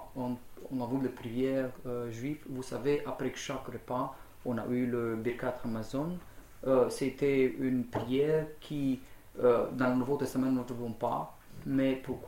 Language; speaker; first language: French; non-native, fluent; Romanian